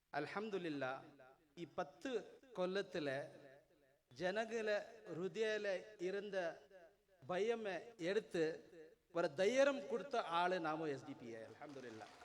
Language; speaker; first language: Malayalam; non-native, learner; Urdu